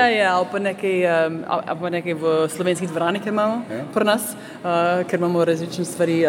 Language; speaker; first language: Slovenian; early bilingual, heritage; Slovenian